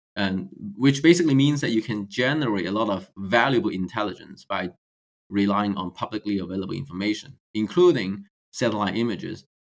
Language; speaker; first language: English; non-native, fluent; Chinese